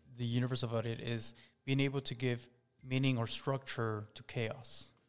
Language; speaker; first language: English; early bilingual, other home language; Spanish